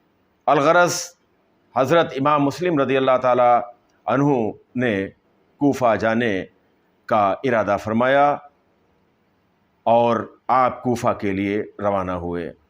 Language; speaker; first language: Urdu; native; Urdu